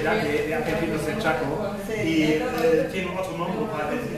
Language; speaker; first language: Spanish; non-native, fluent; German